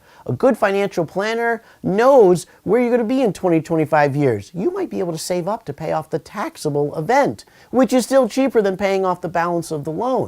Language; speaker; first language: English; native; English